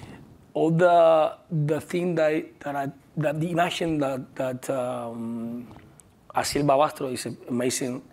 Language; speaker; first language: English; non-native, learner; Spanish